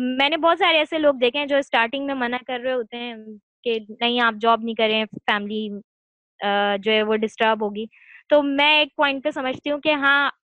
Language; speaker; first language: Urdu; native; Urdu